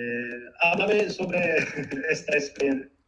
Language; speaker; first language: Spanish; non-native, fluent; Arabic